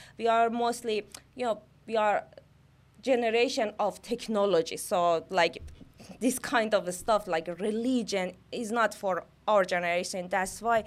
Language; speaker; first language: English; non-native, learner; Persian